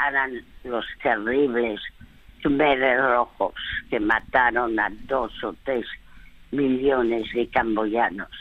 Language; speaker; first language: Spanish; early bilingual, other home language; French